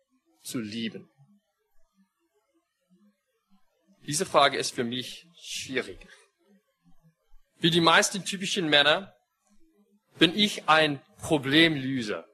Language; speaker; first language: German; non-native, fluent; English